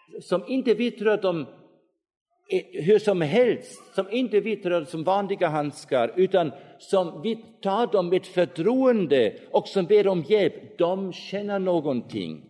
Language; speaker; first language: Swedish; non-native, fluent; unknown